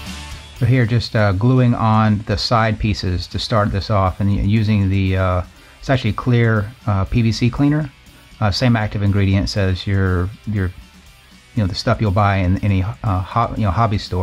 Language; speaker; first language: English; native; English